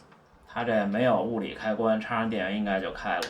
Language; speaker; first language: Chinese; native; Chinese